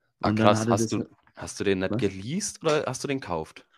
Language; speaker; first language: German; native; German